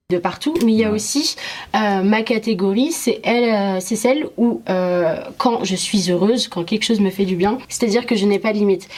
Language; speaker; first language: French; early bilingual, other home language; Arabic